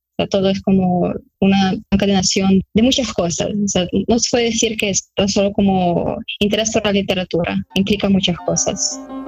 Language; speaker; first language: Spanish; non-native, fluent; Ukrainian